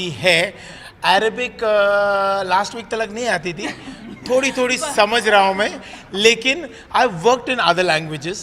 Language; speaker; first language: Hindi; native; Hindi